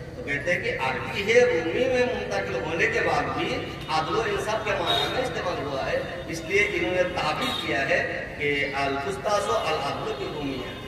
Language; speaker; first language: Urdu; native; Urdu